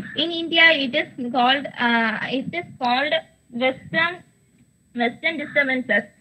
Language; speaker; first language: English; non-native, local second language; Tamil